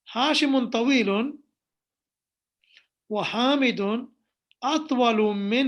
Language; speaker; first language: Arabic; non-native, fluent; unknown